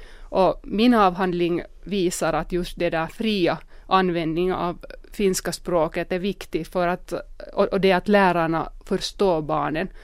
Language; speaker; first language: Swedish; non-native, local second language; Finnish